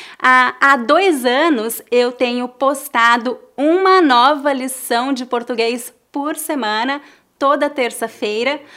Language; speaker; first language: Portuguese; native; Portuguese